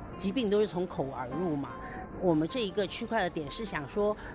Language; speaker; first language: Chinese; native; Chinese